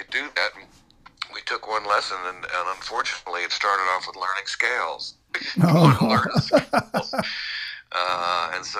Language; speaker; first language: English; native; English